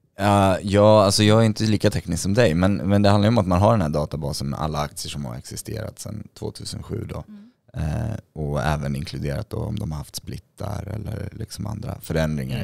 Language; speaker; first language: Swedish; native; Swedish